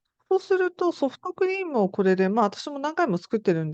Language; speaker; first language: Japanese; native; Japanese